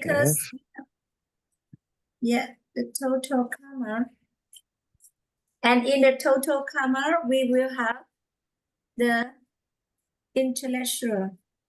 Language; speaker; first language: English; non-native, fluent; Vietnamese